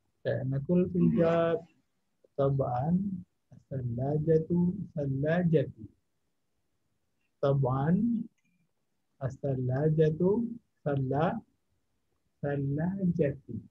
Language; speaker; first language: Arabic; non-native, fluent; Indonesian